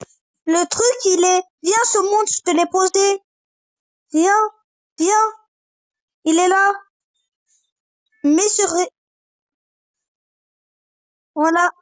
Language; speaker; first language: French; native; French